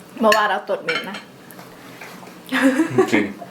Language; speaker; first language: Finnish; non-native, learner; Thai